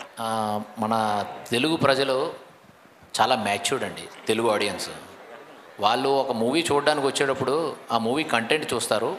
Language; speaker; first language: Telugu; native; Telugu